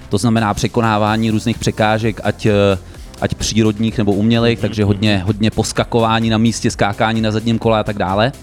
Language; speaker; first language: Czech; native; Czech